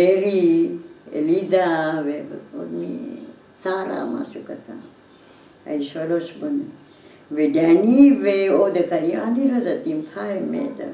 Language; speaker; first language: Hebrew; non-native, learner; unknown